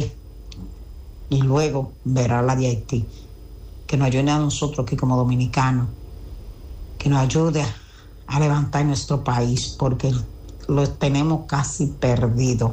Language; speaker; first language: Spanish; native; Spanish